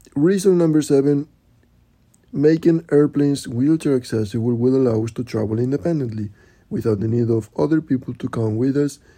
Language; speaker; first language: English; non-native, fluent; Spanish